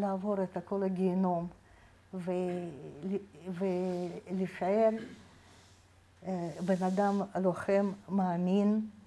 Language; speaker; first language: Hebrew; non-native, fluent; Russian